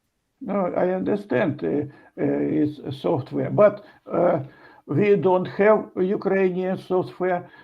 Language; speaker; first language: English; non-native, learner; Ukrainian